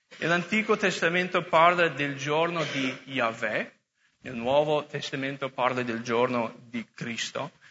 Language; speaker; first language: Italian; non-native, fluent; English